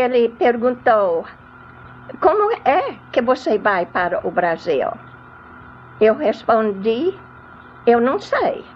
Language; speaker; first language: Portuguese; non-native, fluent; English